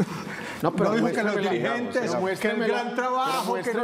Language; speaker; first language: Spanish; native; Spanish